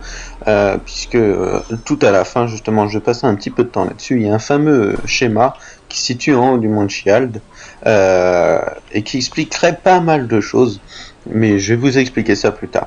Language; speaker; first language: French; native; French